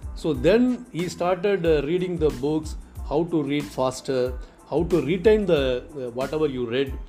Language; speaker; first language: English; non-native, local second language; Tamil